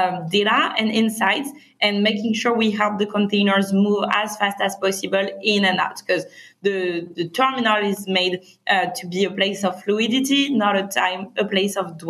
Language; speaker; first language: English; non-native, fluent; French